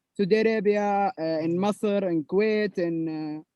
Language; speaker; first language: English; non-native, learner; Arabic